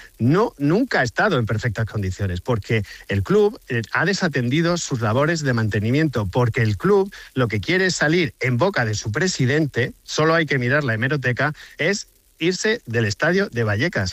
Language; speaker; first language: Spanish; native; Spanish